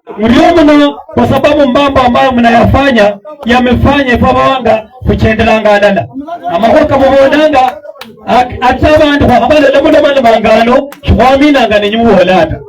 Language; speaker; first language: Swahili; non-native, local second language; Luyia